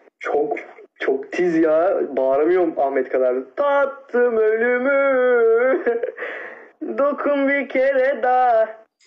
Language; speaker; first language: Turkish; native; Turkish